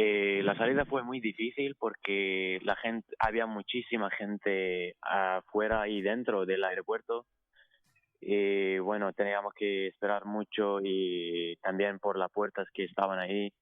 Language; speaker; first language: Spanish; non-native, fluent; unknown